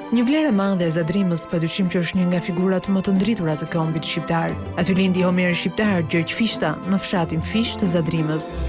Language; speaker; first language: Albanian; native; Albanian